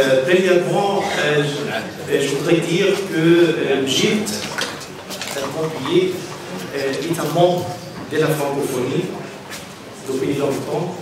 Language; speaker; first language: French; non-native, fluent; Arabic